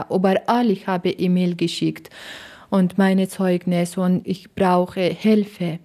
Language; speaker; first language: German; non-native, learner; Persian